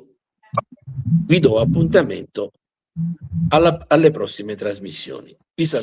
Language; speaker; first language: Italian; native; Italian